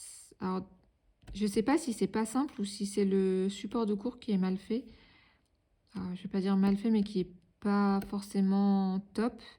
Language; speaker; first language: French; native; French